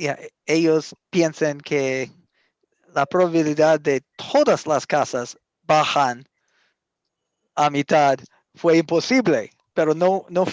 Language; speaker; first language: Spanish; non-native, learner; English